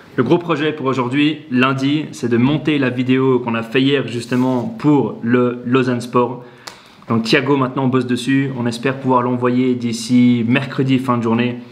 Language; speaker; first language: French; native; French